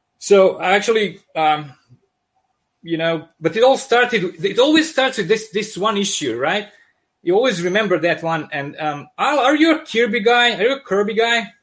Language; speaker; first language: English; non-native, fluent; Serbian